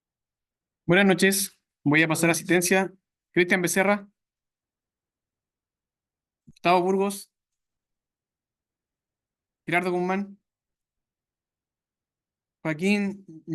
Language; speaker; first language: Spanish; native; Spanish